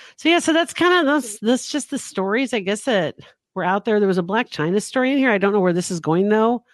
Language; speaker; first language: English; native; English